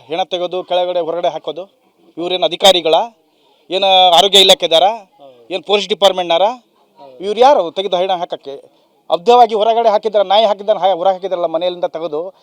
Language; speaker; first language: Kannada; non-native, local second language; Lambadi